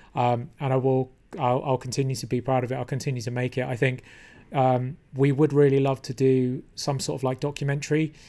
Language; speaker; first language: English; native; English